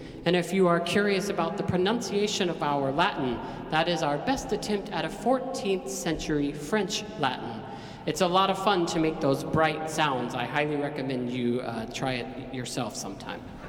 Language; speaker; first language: English; native; English